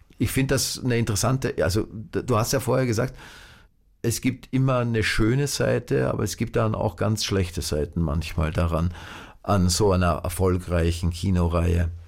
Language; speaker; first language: German; native; German